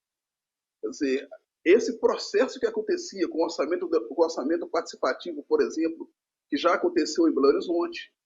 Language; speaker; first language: Portuguese; native; Portuguese